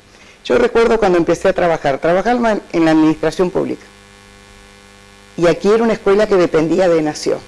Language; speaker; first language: Spanish; native; Spanish